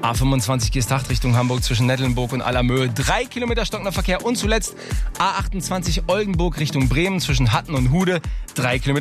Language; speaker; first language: German; native; German